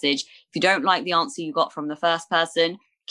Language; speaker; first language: English; native; English